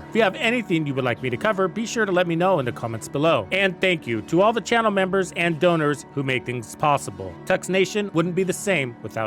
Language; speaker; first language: English; native; English